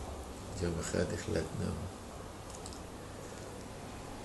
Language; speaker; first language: Hebrew; non-native, fluent; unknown